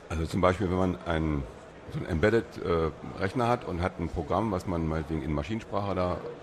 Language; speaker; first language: German; native; German